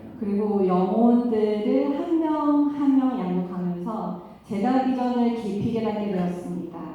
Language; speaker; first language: Korean; non-native, fluent; Cantonese